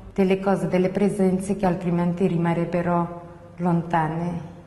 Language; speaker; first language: Italian; non-native, fluent; Georgian